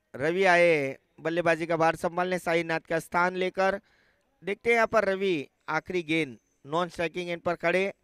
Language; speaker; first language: Hindi; non-native, local second language; Marathi